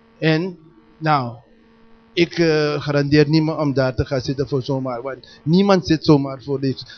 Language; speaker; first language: Dutch; non-native, learner; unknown